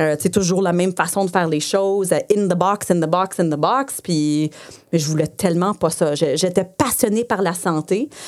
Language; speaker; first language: French; non-native, local second language; English